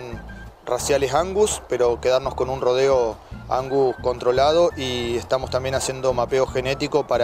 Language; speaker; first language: Spanish; native; Spanish